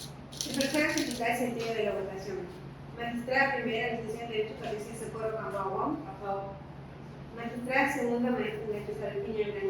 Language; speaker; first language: Spanish; native; Spanish